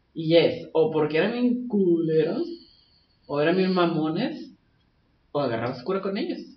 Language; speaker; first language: Spanish; native; Spanish